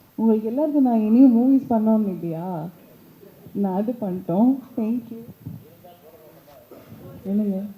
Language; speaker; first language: Tamil; early bilingual, heritage; Tamil